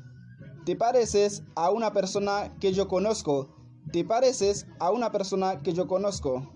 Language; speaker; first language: Spanish; non-native, learner; Haitian Creole